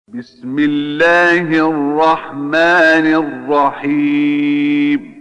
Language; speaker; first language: Arabic; native; Arabic